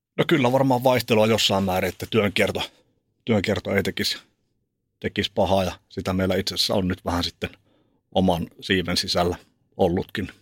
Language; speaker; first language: Finnish; native; Finnish